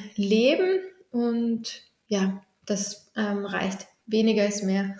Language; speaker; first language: German; native; German